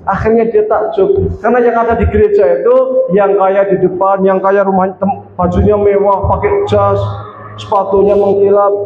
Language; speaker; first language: Indonesian; native; Indonesian